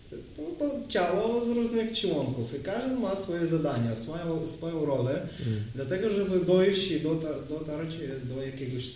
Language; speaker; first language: Polish; non-native, learner; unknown